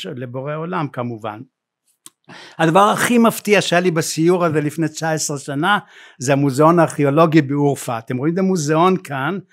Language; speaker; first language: Hebrew; native; Hebrew